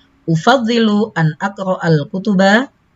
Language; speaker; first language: Arabic; non-native, fluent; Indonesian